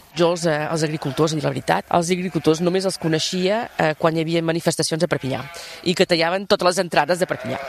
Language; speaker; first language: Catalan; non-native, local second language; French